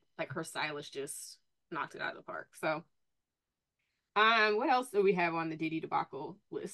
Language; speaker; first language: English; native; English